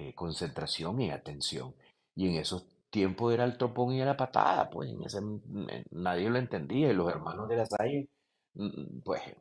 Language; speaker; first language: Spanish; native; Spanish